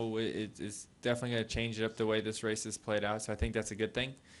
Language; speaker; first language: English; native; English